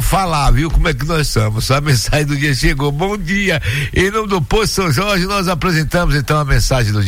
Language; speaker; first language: Portuguese; native; Portuguese